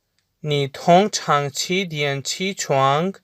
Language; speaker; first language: Chinese; non-native, fluent; Urdu